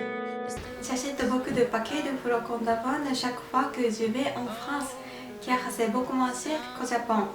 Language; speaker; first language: French; non-native, fluent; Japanese